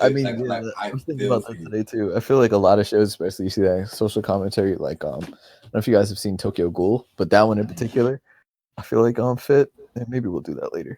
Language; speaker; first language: English; native; English